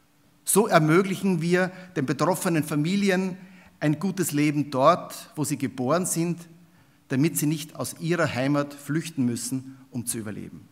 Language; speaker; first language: German; native; German